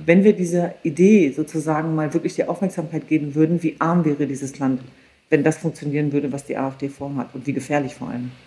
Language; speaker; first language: German; early bilingual, other home language; Kurdish